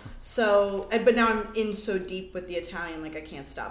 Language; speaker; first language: English; native; English